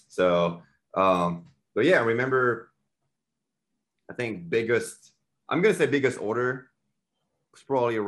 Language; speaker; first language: English; non-native, fluent; French